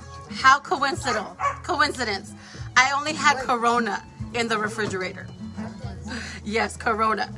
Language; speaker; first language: English; early bilingual, other home language; Spanish